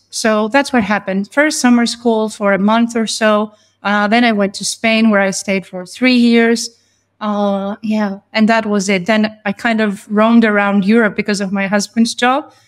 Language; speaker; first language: English; non-native, fluent; Greek